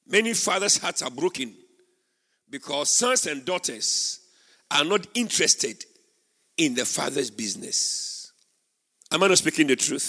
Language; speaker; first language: English; non-native, local second language; Akan